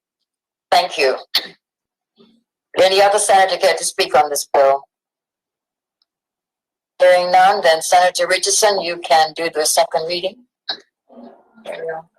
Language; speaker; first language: English; native; English